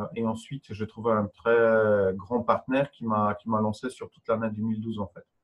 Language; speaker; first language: French; non-native, fluent; Polish